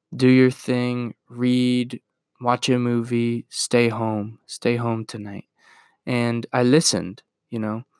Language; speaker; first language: English; native; English